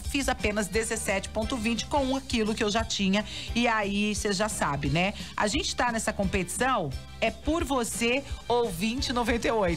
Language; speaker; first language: Portuguese; native; Portuguese